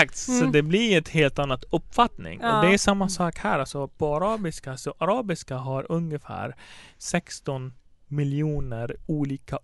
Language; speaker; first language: Swedish; non-native, fluent; Arabic